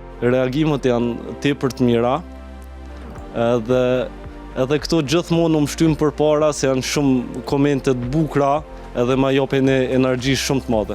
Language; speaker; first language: Albanian; early bilingual, heritage; Albanian